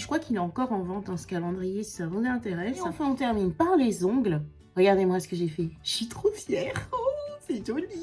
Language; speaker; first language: French; native; French